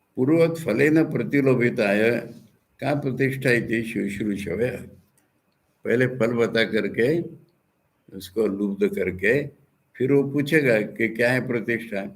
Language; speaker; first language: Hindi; non-native, local second language; Bangla